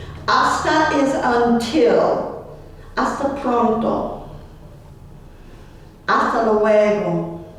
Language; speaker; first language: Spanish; non-native, learner; English